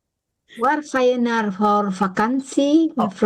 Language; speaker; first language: Dutch; non-native, learner; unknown